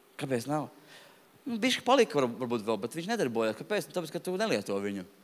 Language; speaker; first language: Latvian; non-native, local second language; Russian